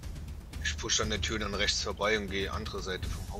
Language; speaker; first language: German; native; German